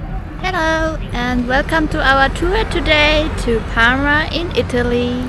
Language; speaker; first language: English; non-native, learner; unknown